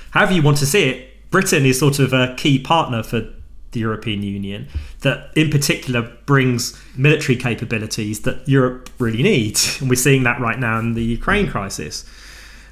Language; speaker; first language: English; native; English